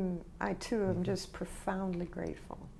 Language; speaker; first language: English; native; English